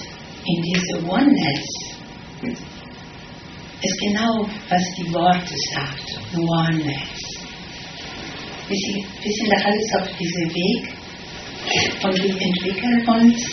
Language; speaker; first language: German; non-native, fluent; Italian